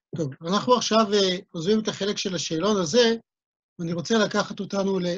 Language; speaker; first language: Hebrew; native; Hebrew